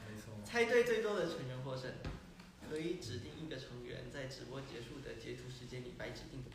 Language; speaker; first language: Chinese; non-native, fluent; Thai